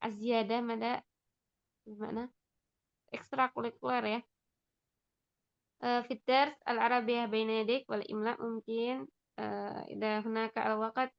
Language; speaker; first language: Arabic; non-native, fluent; Indonesian